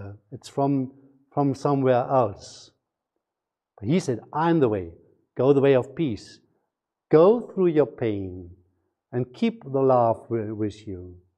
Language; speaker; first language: English; non-native, fluent; German